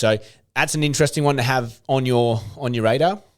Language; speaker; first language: English; native; English